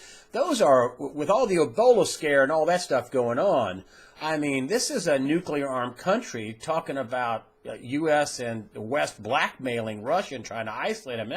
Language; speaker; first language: English; native; English